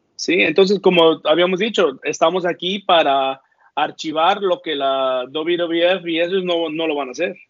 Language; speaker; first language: Spanish; early bilingual, heritage; Spanish